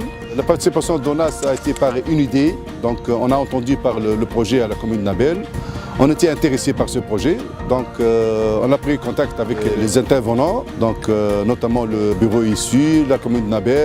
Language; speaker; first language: French; non-native, local second language; Arabic